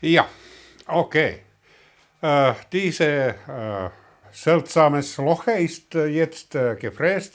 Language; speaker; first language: German; non-native, learner; Finnish